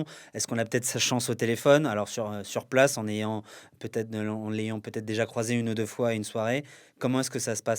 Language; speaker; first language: French; native; French